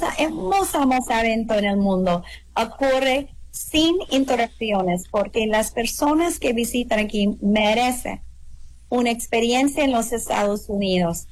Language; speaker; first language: Spanish; early bilingual, heritage; English